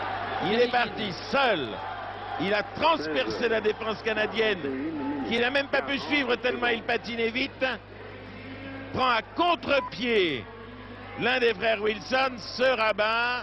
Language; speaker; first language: French; native; French